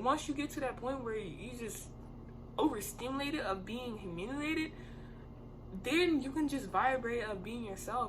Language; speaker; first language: English; native; English